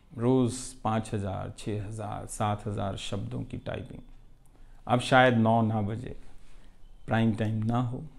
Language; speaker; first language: Hindi; non-native, local second language; Bhojpuri